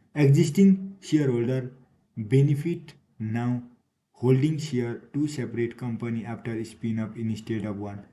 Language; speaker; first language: English; non-native, local second language; Nepali